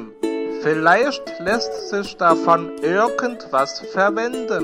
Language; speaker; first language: German; native; German